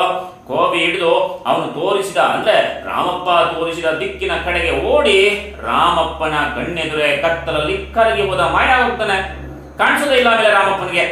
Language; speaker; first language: Kannada; native; Kannada